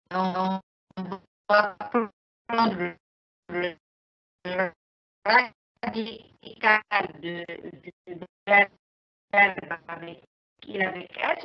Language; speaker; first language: French; non-native, learner; Arabic